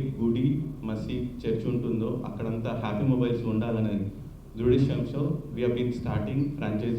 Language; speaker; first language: Telugu; native; Telugu